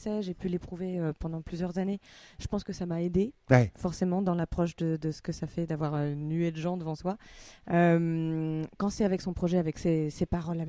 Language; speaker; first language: French; native; French